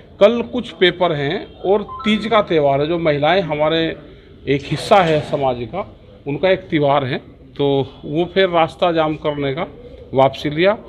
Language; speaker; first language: Hindi; native; Hindi